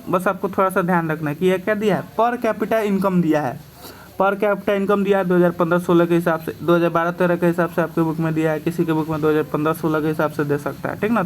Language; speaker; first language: Hindi; native; Hindi